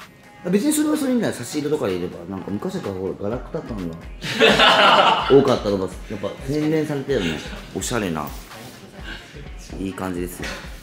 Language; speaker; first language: Japanese; native; Japanese